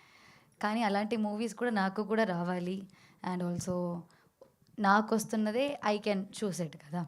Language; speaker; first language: Telugu; non-native, learner; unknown